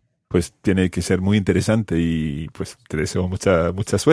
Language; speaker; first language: Spanish; non-native, fluent; English